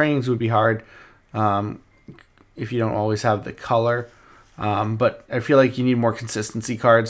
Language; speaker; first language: English; native; English